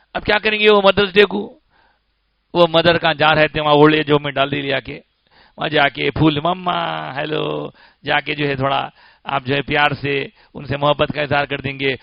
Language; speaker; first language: Urdu; native; Urdu